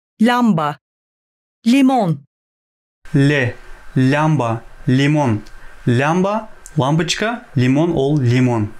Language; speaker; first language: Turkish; non-native, fluent; Kazakh